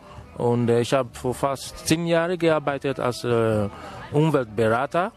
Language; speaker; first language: German; non-native, fluent; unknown